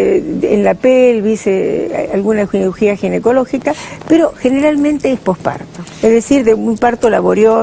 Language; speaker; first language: Spanish; native; Spanish